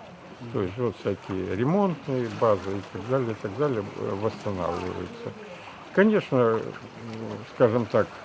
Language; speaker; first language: Russian; native; Russian